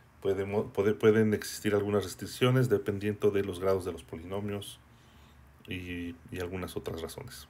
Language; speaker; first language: Spanish; native; Spanish